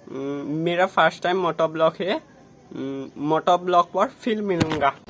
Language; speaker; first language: Hindi; non-native, local second language; Assamese